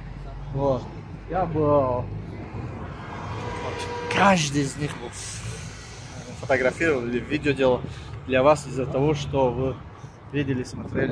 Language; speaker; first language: Russian; non-native, learner; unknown